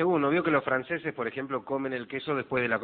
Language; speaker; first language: Spanish; native; Spanish